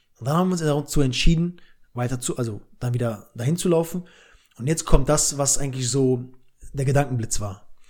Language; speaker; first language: German; early bilingual, other home language; Albanian